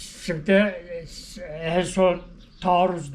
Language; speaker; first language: Turkish; native; Turkish